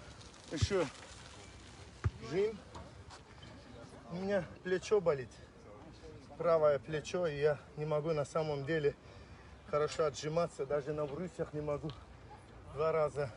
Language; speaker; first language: Russian; non-native, local second language; Azerbaijani